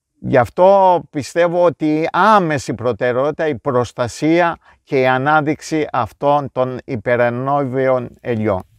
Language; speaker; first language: Greek; native; Greek